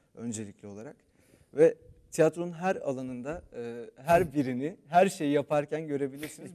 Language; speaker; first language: Turkish; native; Turkish